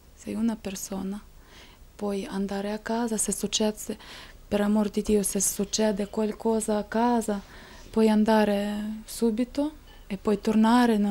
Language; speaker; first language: Italian; non-native, learner; Ukrainian